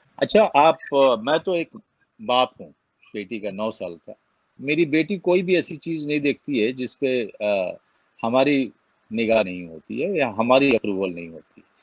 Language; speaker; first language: Hindi; native; Hindi